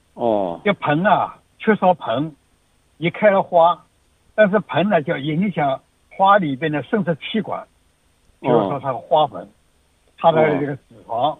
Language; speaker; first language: Chinese; native; Chinese